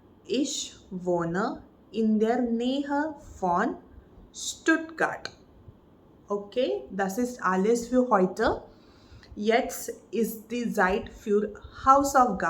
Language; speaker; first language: German; non-native, fluent; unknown